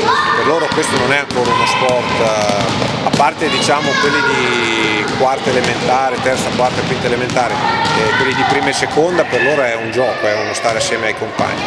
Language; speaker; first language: Italian; native; Italian